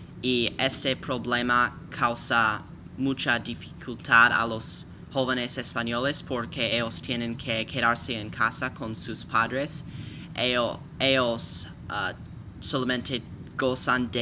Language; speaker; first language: Spanish; non-native, fluent; English